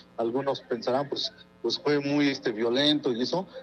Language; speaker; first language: Spanish; non-native, local second language; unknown